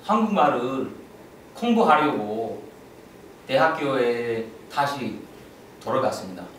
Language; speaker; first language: Korean; non-native, learner; English